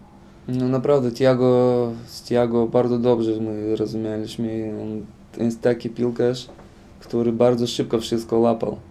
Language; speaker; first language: Polish; non-native, fluent; Lithuanian